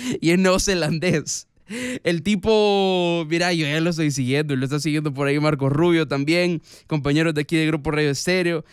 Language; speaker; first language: Spanish; native; Spanish